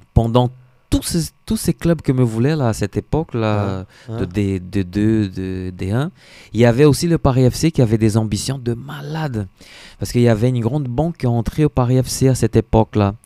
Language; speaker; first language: French; non-native, fluent; Portuguese